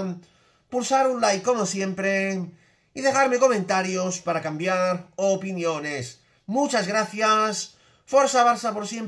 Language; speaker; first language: Spanish; native; Spanish